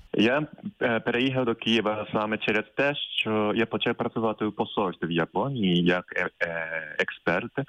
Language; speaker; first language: Ukrainian; non-native, fluent; Japanese